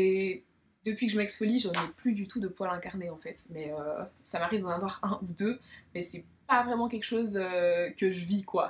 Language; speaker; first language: French; native; French